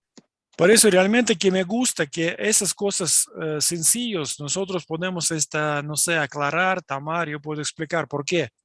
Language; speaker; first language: Spanish; non-native, fluent; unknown